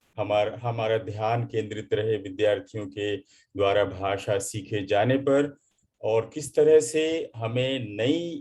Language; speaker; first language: Hindi; native; Hindi